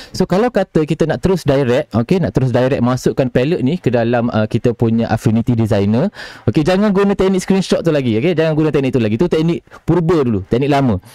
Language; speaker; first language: Malay; native; Malay